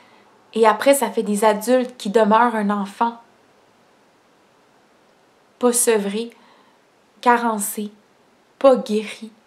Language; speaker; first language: French; native; French